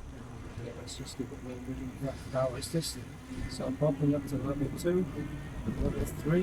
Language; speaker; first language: English; native; English